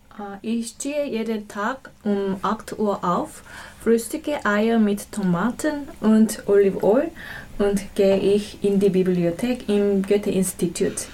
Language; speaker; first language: German; non-native, learner; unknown